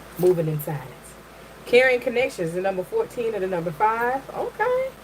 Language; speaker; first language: English; native; English